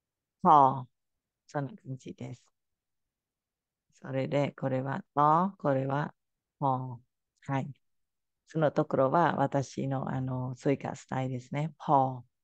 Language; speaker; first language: Japanese; non-native, fluent; Khmer